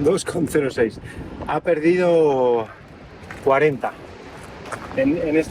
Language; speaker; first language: Spanish; native; Spanish